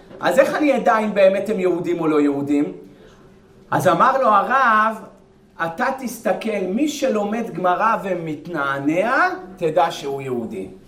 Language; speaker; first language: Hebrew; native; Hebrew